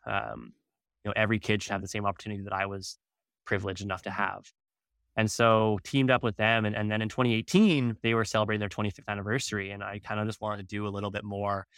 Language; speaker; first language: English; native; English